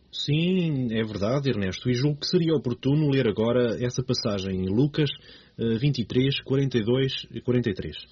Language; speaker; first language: Portuguese; native; Portuguese